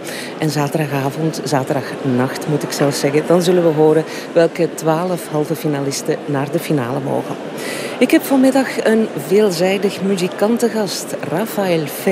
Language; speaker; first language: Dutch; native; Dutch